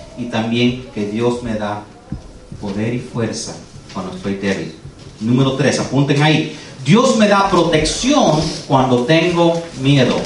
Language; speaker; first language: Spanish; early bilingual, heritage; Spanish